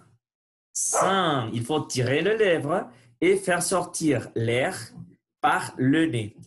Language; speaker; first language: French; non-native, learner; Spanish